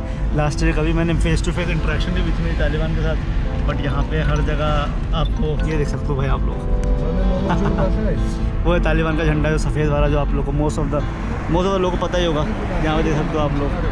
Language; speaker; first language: Hindi; native; Hindi